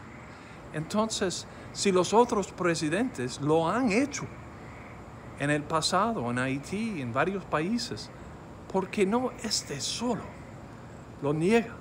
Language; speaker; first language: Spanish; non-native, fluent; English